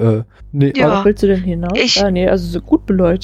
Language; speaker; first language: German; native; German